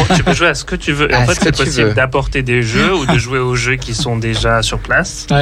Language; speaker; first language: French; native; French